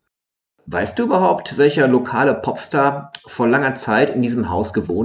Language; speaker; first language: German; native; German